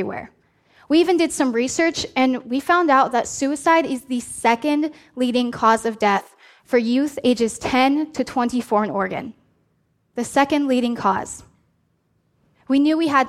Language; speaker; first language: English; native; English